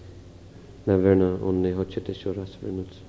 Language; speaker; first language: Russian; non-native, fluent; English